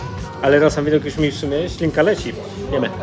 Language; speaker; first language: Polish; native; Polish